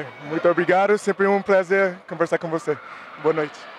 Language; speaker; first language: Portuguese; non-native, fluent; English